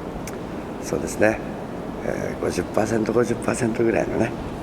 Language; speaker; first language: Japanese; native; Japanese